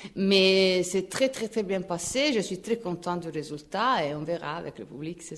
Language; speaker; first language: French; non-native, fluent; Italian